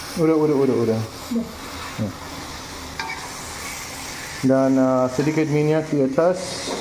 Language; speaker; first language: Indonesian; non-native, learner; English